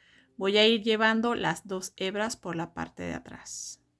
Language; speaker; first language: Spanish; native; Spanish